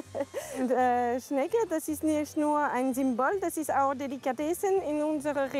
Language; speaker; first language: German; non-native, learner; French